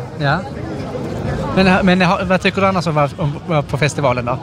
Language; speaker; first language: Swedish; native; Swedish